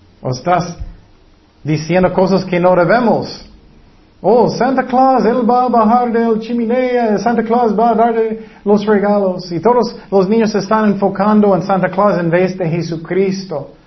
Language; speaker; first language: Spanish; non-native, fluent; English